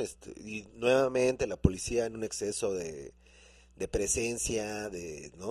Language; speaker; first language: Spanish; native; Spanish